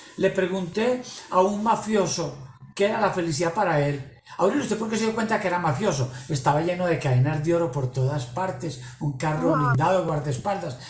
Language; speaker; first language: Spanish; native; Spanish